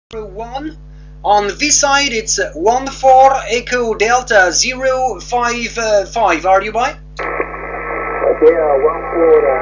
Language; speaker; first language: English; non-native, learner; French